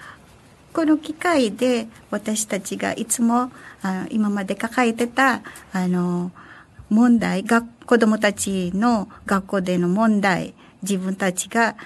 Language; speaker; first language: Japanese; non-native, fluent; Filipino